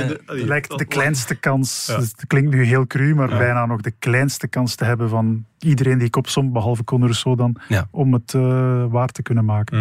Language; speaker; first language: Dutch; native; Dutch